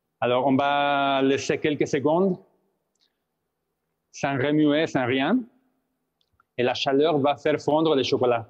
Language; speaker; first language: French; non-native, fluent; Spanish